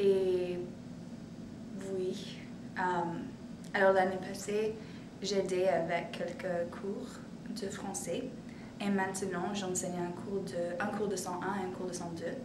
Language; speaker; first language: French; non-native, fluent; English